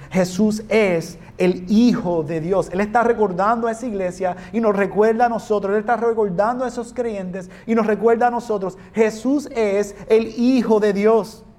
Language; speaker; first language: Spanish; non-native, fluent; English